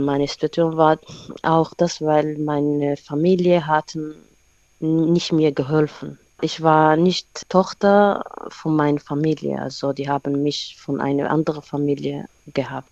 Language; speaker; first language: German; non-native, learner; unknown